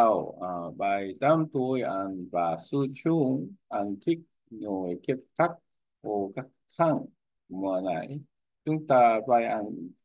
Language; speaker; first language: Vietnamese; non-native, learner; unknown